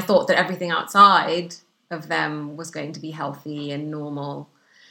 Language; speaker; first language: English; non-native, fluent; Arabic